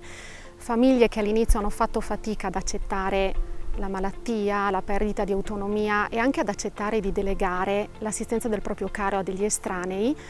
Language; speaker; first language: Italian; native; Italian